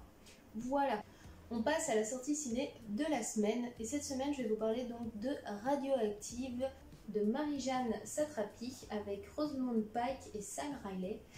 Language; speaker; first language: French; native; French